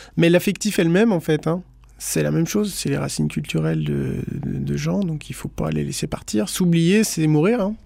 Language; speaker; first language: French; native; French